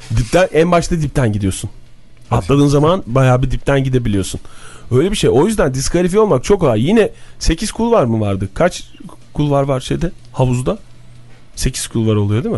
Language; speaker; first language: Turkish; native; Turkish